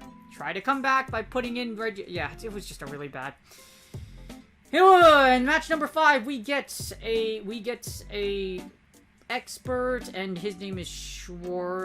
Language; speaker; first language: English; native; English